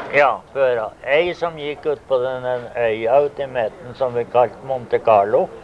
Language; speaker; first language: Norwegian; early bilingual, heritage; Norwegian